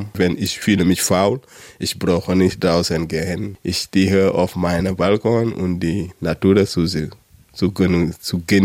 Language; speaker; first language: German; non-native, learner; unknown